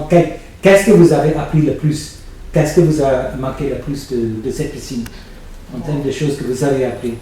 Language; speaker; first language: French; non-native, fluent; English